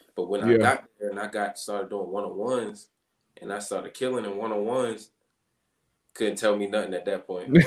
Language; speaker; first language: English; native; English